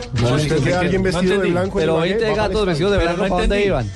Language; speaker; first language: Spanish; native; Spanish